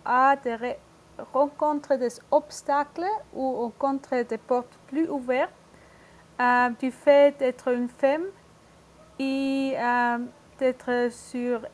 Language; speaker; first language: French; non-native, learner; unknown